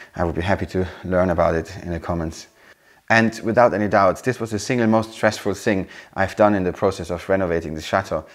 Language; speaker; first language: English; non-native, fluent; German